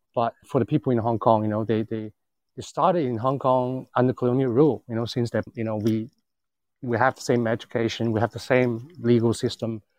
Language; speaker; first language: English; non-native, local second language; Cantonese